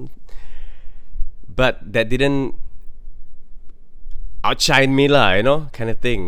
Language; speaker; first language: English; non-native, local second language; Malay